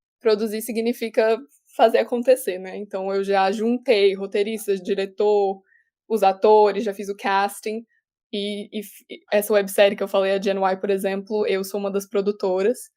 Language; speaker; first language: Portuguese; native; Portuguese